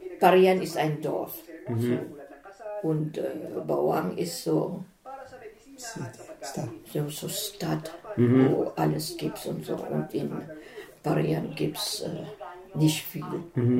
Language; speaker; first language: German; non-native, fluent; Filipino